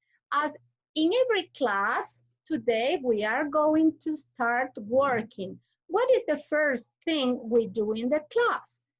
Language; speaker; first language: English; non-native, fluent; Spanish